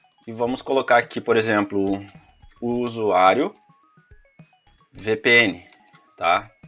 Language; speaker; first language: Portuguese; native; Portuguese